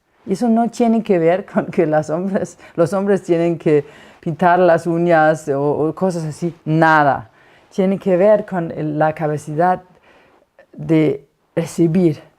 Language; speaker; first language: Spanish; non-native, fluent; Danish